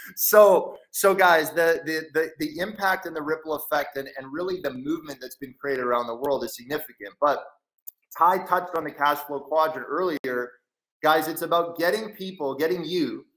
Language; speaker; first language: English; native; English